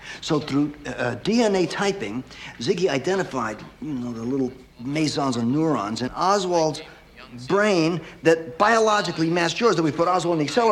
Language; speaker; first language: English; early bilingual, other home language; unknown